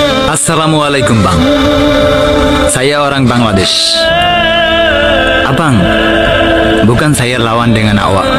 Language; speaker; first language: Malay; non-native, learner; Bangla